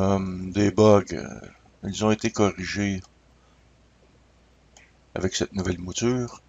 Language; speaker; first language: French; native; French